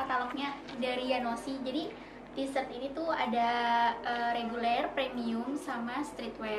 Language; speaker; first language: Indonesian; native; Indonesian